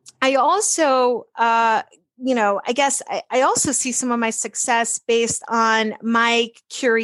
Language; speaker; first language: English; early bilingual, other home language; Portuguese